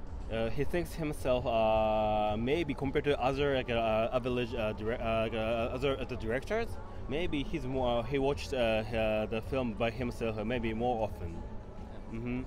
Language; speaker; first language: English; non-native, fluent; Japanese